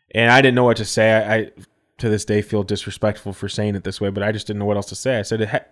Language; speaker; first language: English; native; English